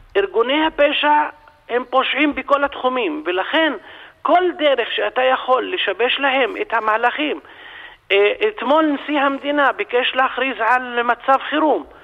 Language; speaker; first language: Hebrew; non-native, local second language; Arabic